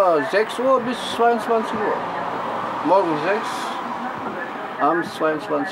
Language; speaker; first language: German; non-native, learner; Turkish